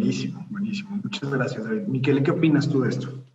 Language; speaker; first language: Spanish; native; Spanish